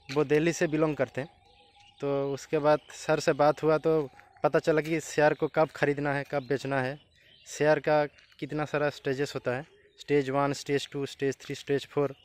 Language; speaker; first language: Hindi; non-native, local second language; Bangla